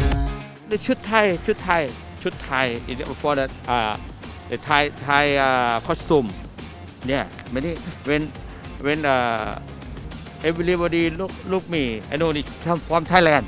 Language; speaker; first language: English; non-native, learner; Thai